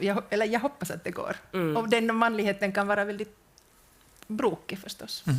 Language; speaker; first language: Swedish; native; Swedish